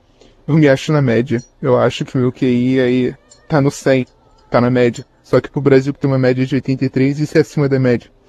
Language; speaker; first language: Portuguese; native; Portuguese